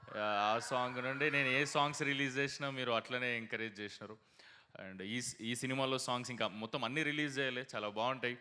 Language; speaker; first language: Telugu; native; Telugu